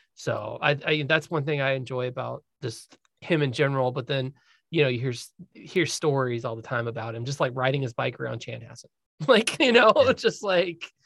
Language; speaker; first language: English; native; English